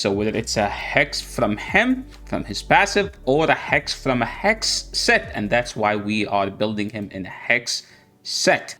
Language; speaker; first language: English; non-native, fluent; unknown